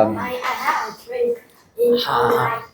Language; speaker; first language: English; non-native, learner; Vietnamese